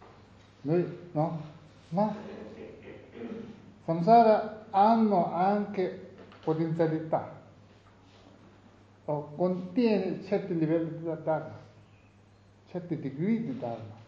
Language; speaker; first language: Italian; non-native, learner; Tibetan